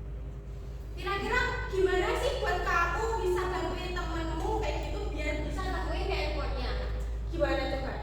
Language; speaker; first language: Indonesian; native; Indonesian